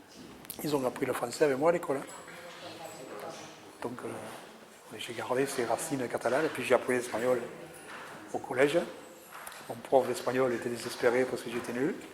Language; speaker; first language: French; early bilingual, other home language; Catalan